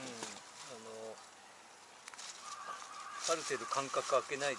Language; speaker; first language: Japanese; native; Japanese